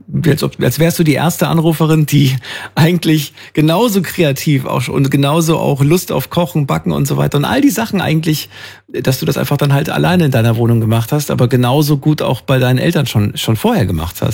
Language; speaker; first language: German; native; German